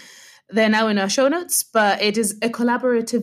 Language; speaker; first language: English; non-native, local second language; Nyanja